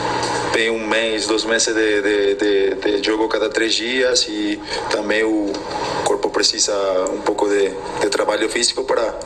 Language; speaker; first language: Portuguese; non-native, fluent; Spanish